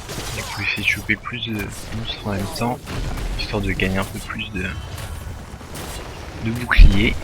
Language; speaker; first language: French; native; French